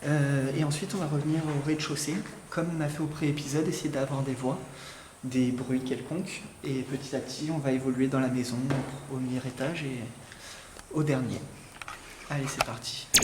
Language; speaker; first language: French; native; French